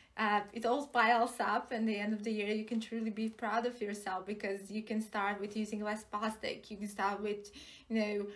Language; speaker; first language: English; non-native, fluent; Serbian